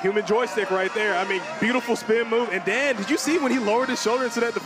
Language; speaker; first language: English; native; English